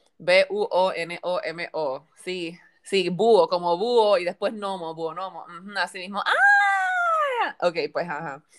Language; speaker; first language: Spanish; native; Spanish